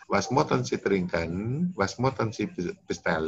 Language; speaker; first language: German; non-native, fluent; Indonesian